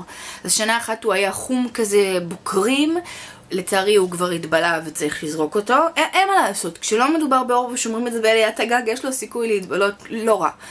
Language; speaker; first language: Hebrew; native; Hebrew